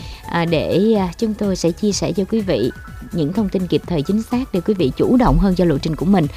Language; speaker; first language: Vietnamese; native; Vietnamese